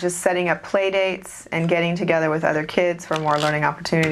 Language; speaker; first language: English; native; English